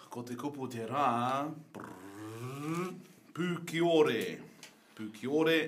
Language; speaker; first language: Māori; non-native, local second language; English